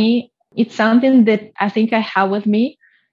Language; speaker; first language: English; non-native, fluent; Russian